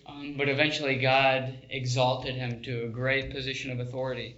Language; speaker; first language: English; native; English